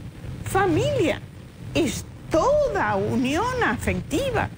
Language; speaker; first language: Portuguese; non-native, learner; Spanish